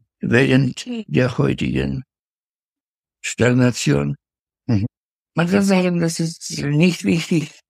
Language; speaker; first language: German; non-native, fluent; Russian